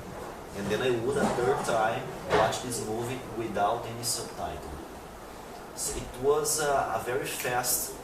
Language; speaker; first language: English; non-native, fluent; Portuguese